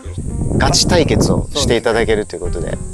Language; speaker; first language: Japanese; native; Japanese